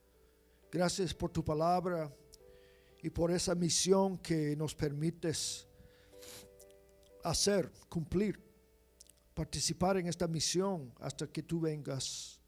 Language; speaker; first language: Spanish; non-native, fluent; English